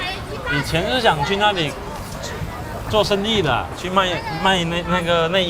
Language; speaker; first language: Chinese; native; Chinese